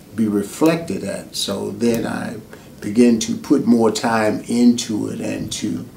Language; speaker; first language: English; native; English